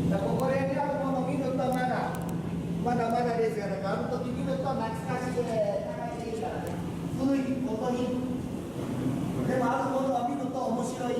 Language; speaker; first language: Japanese; non-native, fluent; Chinese